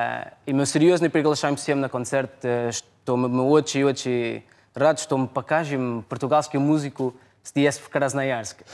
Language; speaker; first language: Russian; non-native, learner; Portuguese